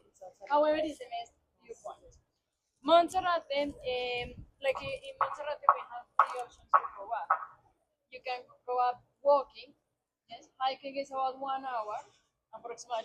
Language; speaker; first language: English; non-native, fluent; Spanish